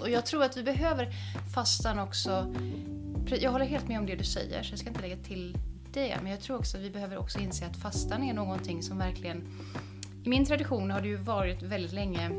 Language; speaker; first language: Swedish; native; Swedish